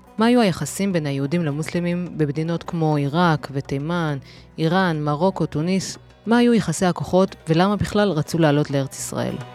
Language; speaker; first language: Hebrew; native; Hebrew